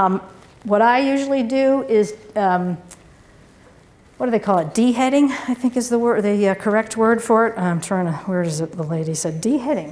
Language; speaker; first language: English; native; English